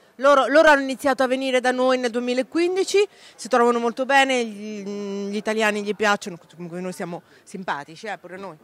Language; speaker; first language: Italian; native; Italian